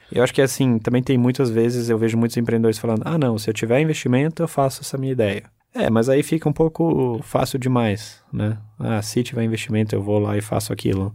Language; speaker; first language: Portuguese; early bilingual, other home language; German